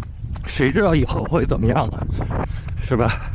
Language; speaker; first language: Chinese; native; Chinese